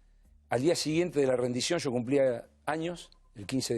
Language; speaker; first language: Spanish; native; Spanish